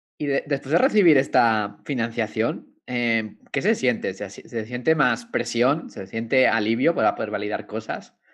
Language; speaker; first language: Spanish; native; Spanish